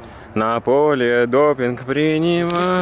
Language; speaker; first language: Russian; native; Russian